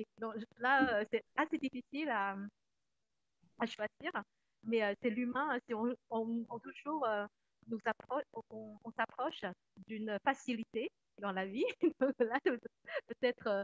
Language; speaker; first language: French; non-native, fluent; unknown